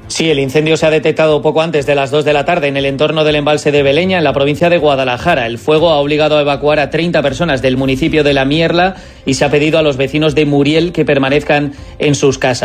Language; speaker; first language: Spanish; native; Spanish